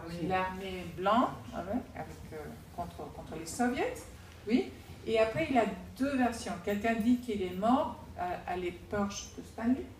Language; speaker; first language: French; non-native, fluent; Spanish